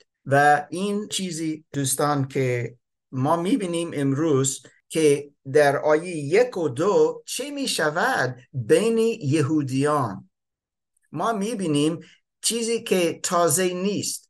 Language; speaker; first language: Persian; non-native, fluent; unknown